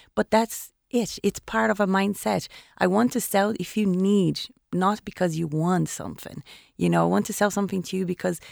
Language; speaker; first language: English; non-native, fluent; Portuguese